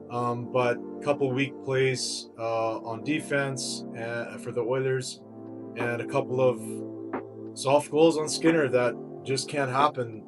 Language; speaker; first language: English; native; English